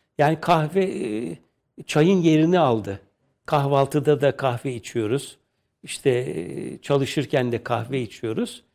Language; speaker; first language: Turkish; native; Turkish